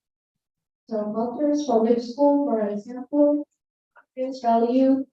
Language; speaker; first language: English; non-native, learner; Indonesian